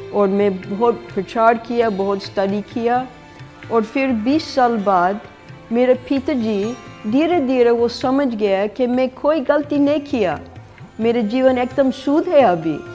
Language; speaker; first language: Hindi; non-native, fluent; English